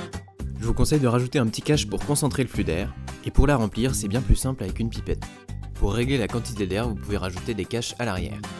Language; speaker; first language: French; native; French